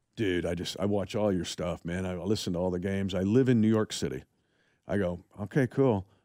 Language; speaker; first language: English; native; English